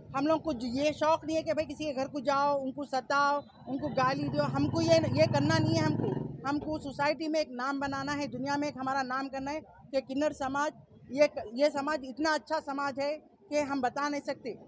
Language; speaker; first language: Hindi; non-native, local second language; Urdu